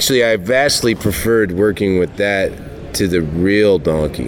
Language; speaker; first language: English; native; English